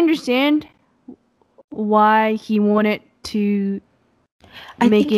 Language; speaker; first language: English; non-native, fluent; Japanese